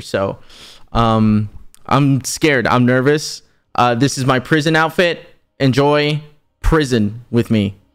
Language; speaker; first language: English; early bilingual, other home language; Spanish